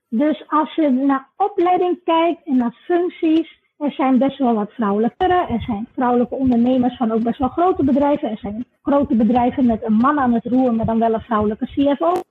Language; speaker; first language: Dutch; native; Dutch